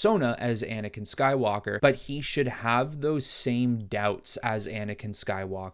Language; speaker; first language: English; native; English